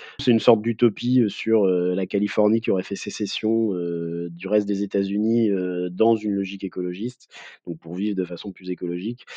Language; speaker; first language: French; native; French